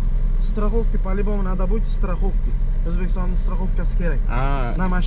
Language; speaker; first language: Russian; non-native, local second language; Uzbek